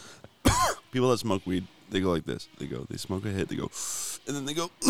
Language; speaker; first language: English; native; English